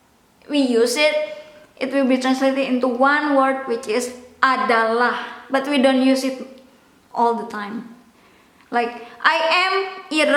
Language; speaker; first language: English; non-native, local second language; Indonesian